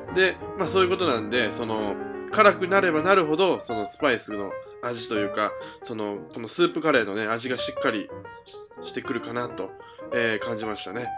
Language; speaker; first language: Japanese; native; Japanese